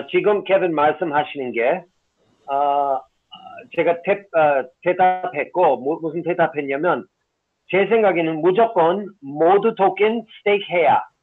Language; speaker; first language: Korean; non-native, fluent; English